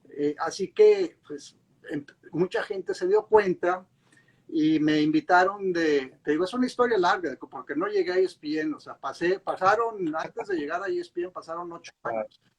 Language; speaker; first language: Spanish; native; Spanish